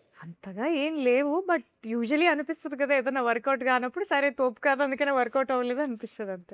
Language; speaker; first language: Telugu; native; Telugu